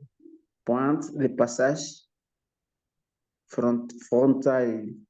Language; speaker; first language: French; non-native, learner; Spanish